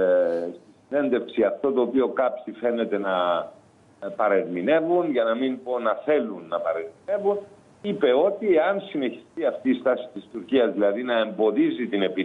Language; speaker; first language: Greek; native; Greek